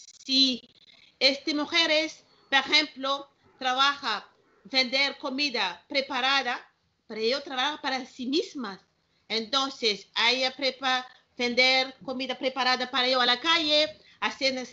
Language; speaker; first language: Spanish; non-native, learner; Malagasy